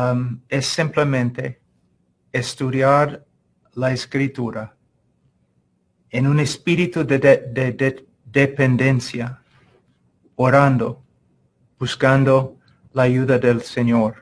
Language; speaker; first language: Spanish; non-native, fluent; English